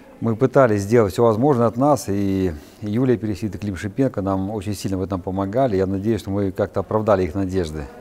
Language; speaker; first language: Russian; native; Russian